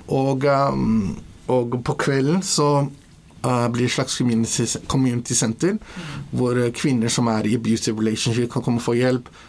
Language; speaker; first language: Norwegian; early bilingual, other home language; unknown